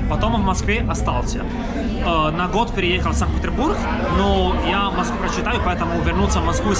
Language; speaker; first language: Russian; non-native, fluent; Italian